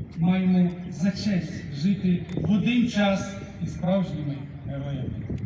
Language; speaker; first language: Ukrainian; native; Ukrainian